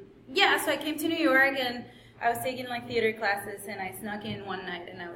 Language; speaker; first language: English; non-native, fluent; Spanish